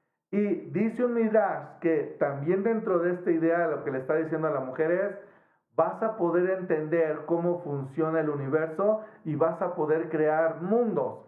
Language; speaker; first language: Spanish; native; Spanish